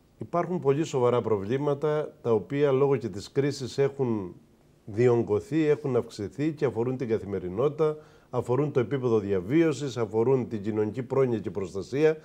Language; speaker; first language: Greek; native; Greek